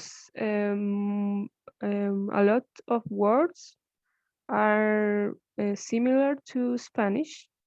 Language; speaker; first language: English; non-native, learner; Spanish